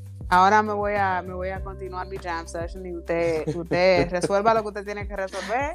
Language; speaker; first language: Spanish; early bilingual, heritage; Spanish